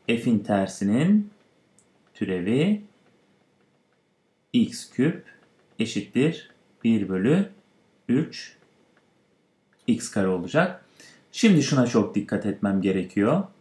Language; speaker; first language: Turkish; native; Turkish